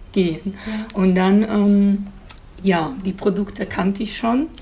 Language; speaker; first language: German; non-native, fluent; Polish